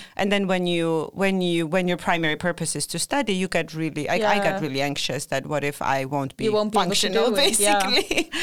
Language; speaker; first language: English; non-native, fluent; Georgian